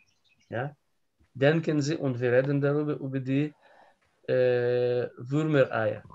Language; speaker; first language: German; non-native, learner; Russian